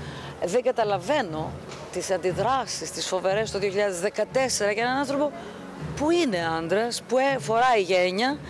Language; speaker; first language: Greek; native; Greek